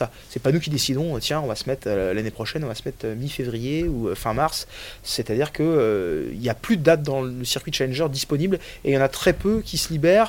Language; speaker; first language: French; native; French